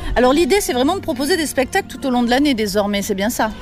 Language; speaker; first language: French; native; French